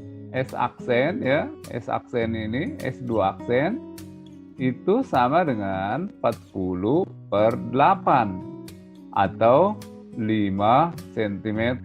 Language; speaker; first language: Indonesian; native; Indonesian